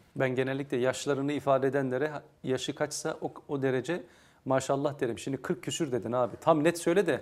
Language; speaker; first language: Turkish; native; Turkish